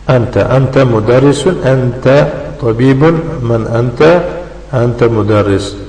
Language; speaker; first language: Arabic; non-native, fluent; Tajik